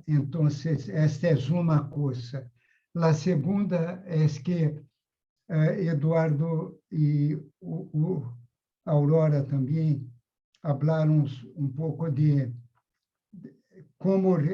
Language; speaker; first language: Spanish; non-native, fluent; Portuguese